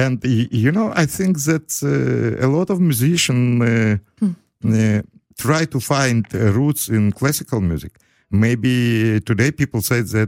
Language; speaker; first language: English; non-native, learner; Ukrainian